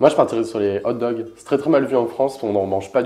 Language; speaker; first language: French; native; French